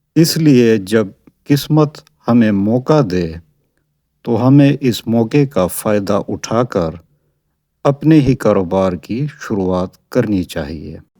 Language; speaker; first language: Urdu; non-native, local second language; Saraiki